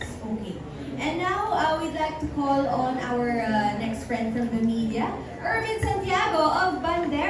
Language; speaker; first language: English; non-native, local second language; Filipino